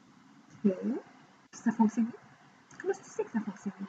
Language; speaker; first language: French; native; French